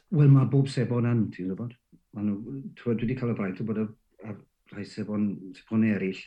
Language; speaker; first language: Welsh; native; Welsh